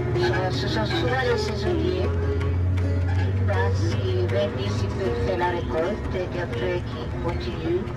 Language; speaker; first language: French; non-native, fluent; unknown